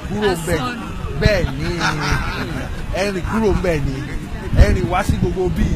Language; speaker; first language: Yoruba; native; Yoruba